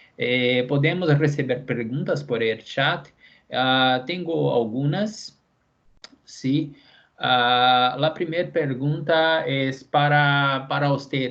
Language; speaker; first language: Spanish; non-native, fluent; Portuguese